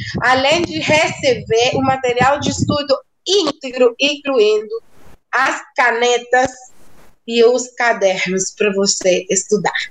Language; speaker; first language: Portuguese; non-native, fluent; Spanish